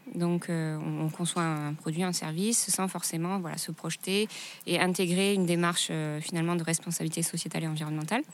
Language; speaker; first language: French; native; French